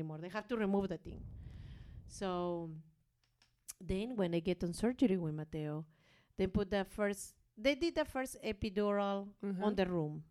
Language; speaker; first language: English; non-native, learner; Spanish